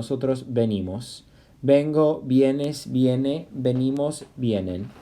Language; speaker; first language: Spanish; non-native, fluent; English